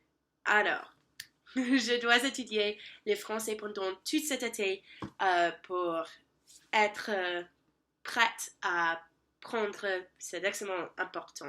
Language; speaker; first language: French; non-native, learner; English